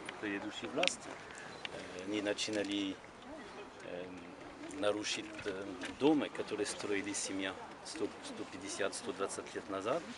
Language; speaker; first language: Russian; non-native, learner; French